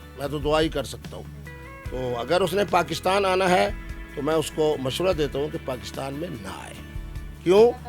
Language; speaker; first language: Urdu; non-native, local second language; Saraiki